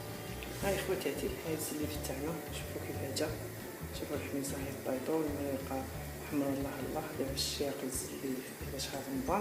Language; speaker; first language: Arabic; native; Arabic